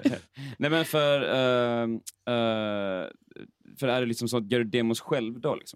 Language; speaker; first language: Swedish; native; Swedish